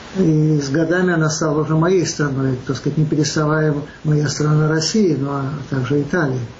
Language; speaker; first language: Russian; native; Russian